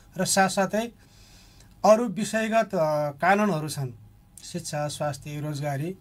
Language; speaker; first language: Nepali; native; Nepali